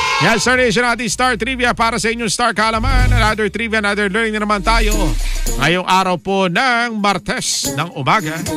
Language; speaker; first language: Filipino; native; Filipino